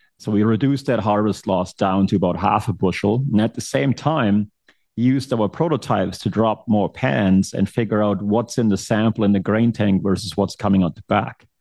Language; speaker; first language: English; non-native, fluent; German